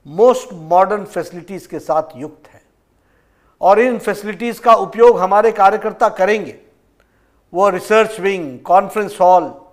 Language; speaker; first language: Hindi; native; Hindi